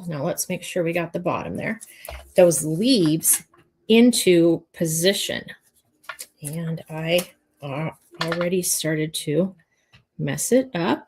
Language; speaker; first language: English; native; English